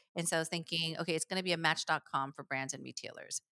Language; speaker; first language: English; early bilingual, other home language; Korean